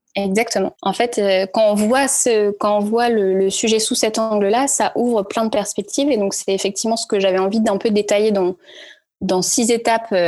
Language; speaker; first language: French; native; French